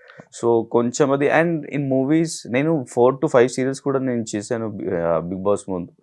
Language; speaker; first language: Telugu; non-native, learner; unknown